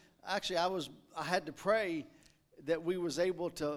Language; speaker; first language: English; native; English